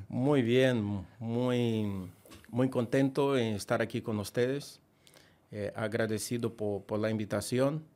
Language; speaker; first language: Spanish; non-native, fluent; Portuguese